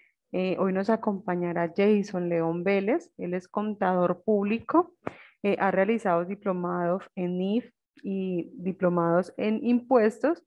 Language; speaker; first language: Spanish; native; Spanish